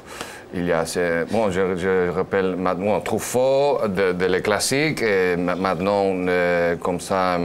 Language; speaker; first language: French; non-native, learner; Spanish